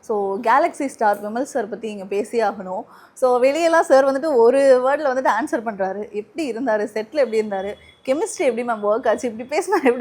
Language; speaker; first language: Tamil; native; Tamil